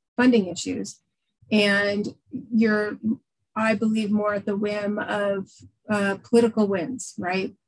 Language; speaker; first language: English; native; English